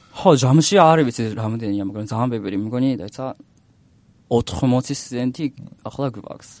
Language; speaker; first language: Georgian; non-native, learner; Japanese